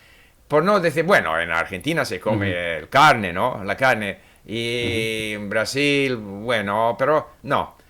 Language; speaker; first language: Spanish; non-native, fluent; English